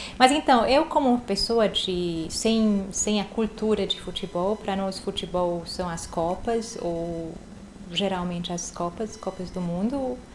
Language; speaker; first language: Portuguese; non-native, fluent; Hungarian